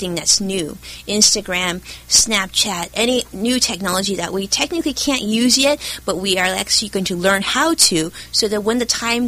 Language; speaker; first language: English; early bilingual, other home language; Chinese